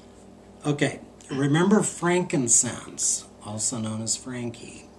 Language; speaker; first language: English; native; English